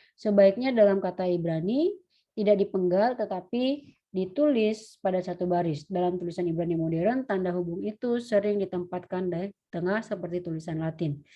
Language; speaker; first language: Indonesian; native; Indonesian